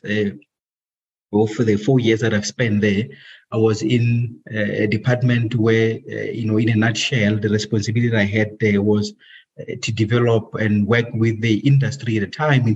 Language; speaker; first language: English; non-native, local second language; Southern Sotho